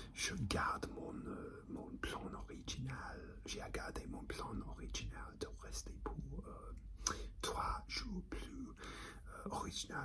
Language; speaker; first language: French; non-native, learner; English